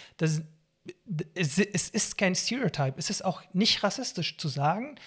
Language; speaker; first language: German; non-native, fluent; Arabic